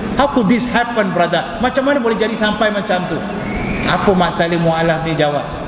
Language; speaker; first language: Malay; non-native, local second language; Tamil